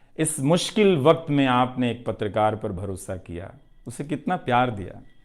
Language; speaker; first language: Hindi; non-native, local second language; Bhojpuri